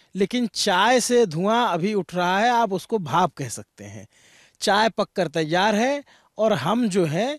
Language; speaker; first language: Hindi; native; Hindi